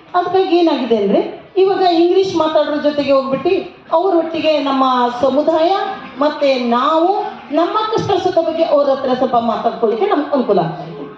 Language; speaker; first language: Kannada; non-native, local second language; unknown